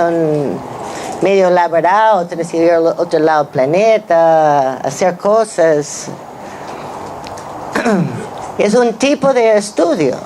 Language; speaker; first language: Spanish; non-native, fluent; English